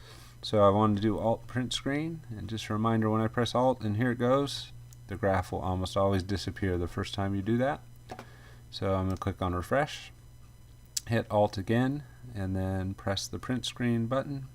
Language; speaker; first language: English; native; English